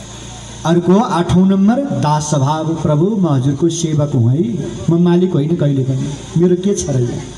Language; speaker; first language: Nepali; native; Nepali